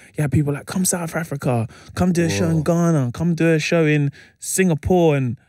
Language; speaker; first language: English; native; English